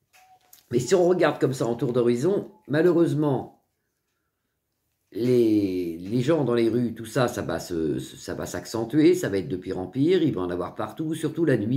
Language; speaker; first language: French; native; French